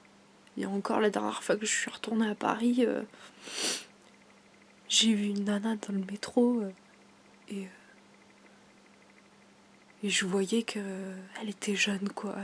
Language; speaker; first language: French; native; French